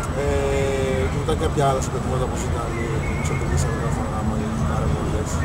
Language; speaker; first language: Greek; early bilingual, other home language; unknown